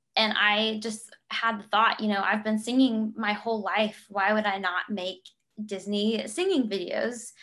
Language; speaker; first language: English; native; English